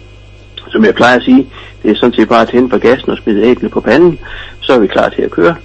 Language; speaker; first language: Danish; native; Danish